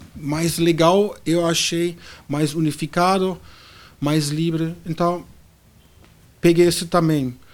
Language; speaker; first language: Portuguese; non-native, fluent; German